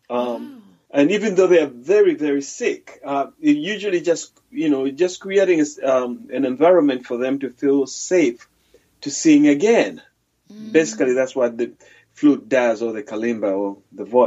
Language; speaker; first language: English; non-native, local second language; Ganda